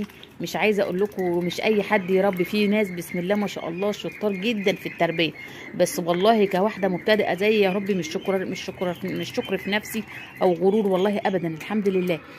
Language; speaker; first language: Arabic; native; Arabic